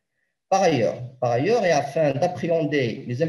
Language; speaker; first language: French; non-native, local second language; Arabic